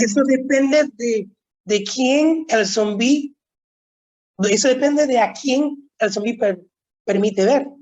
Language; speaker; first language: Spanish; non-native, local second language; Haitian Creole